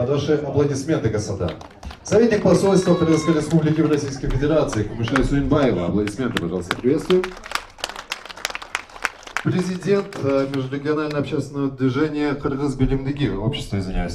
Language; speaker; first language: Russian; native; Russian